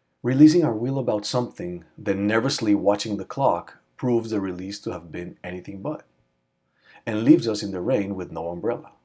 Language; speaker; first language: English; native; English